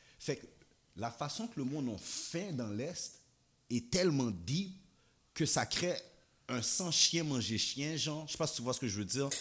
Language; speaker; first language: French; native; French